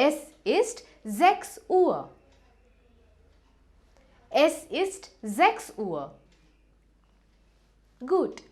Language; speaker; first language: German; non-native, fluent; Hindi